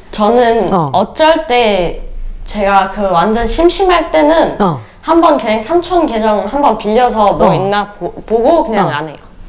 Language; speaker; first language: Korean; early bilingual, other home language; English